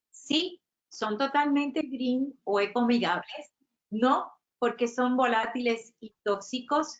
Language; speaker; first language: Spanish; native; Spanish